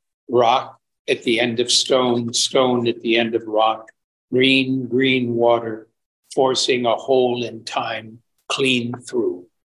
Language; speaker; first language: English; native; English